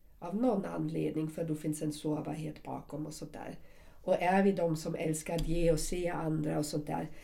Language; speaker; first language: Swedish; non-native, fluent; German